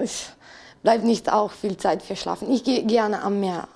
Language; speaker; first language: German; non-native, fluent; Slovenian